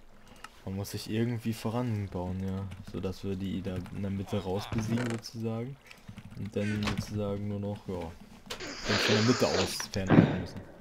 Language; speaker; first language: German; native; German